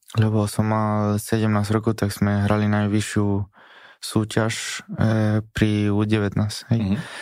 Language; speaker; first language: Slovak; non-native, fluent; Spanish